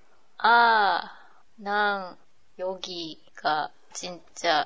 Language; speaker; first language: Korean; non-native, learner; Japanese